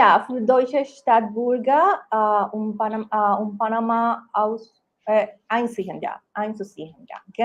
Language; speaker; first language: German; non-native, learner; Spanish